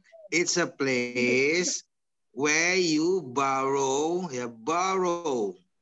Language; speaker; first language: English; non-native, fluent; Indonesian